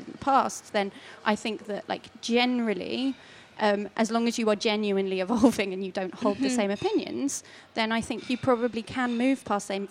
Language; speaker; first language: English; native; English